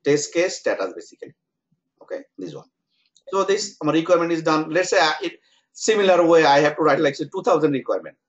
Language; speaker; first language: English; non-native, local second language; Bangla